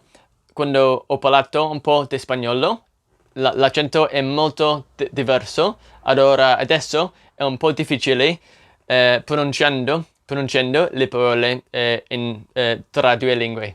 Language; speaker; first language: Italian; non-native, learner; English